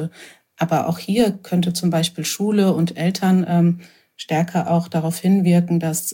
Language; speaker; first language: German; native; German